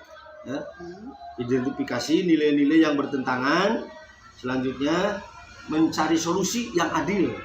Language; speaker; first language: Indonesian; native; Indonesian